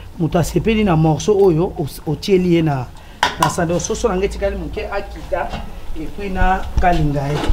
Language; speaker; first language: Lingala; native; Lingala